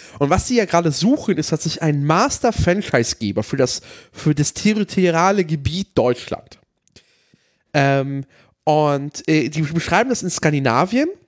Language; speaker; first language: German; early bilingual, other home language; Polish